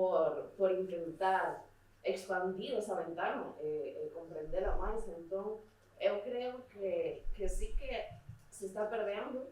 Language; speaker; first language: Galician; non-native, local second language; Spanish